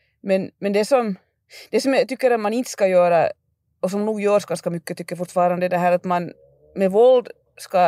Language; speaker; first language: Swedish; native; Swedish